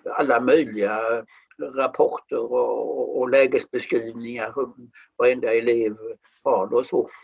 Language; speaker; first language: Swedish; native; Swedish